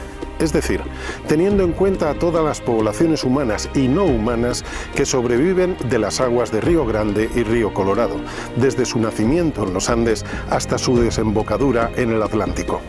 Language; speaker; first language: Spanish; native; Spanish